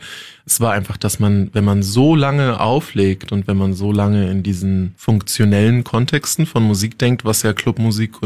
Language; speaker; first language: German; native; German